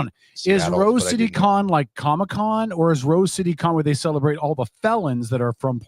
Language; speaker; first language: English; native; English